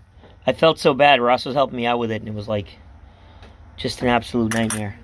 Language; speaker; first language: English; native; English